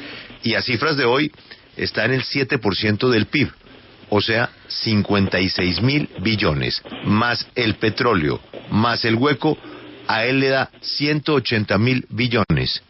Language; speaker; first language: Spanish; native; Spanish